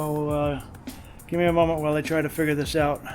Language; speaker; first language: English; native; English